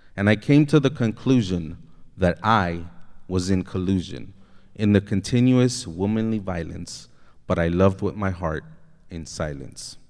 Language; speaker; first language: English; native; English